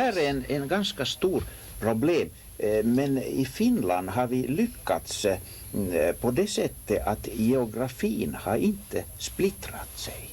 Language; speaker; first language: Swedish; non-native, local second language; Finnish